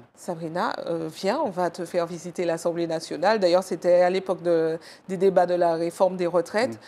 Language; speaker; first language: French; native; French